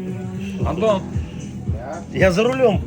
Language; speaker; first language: Russian; native; Russian